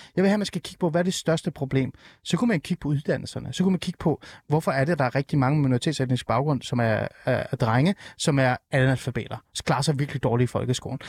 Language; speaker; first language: Danish; early bilingual, other home language; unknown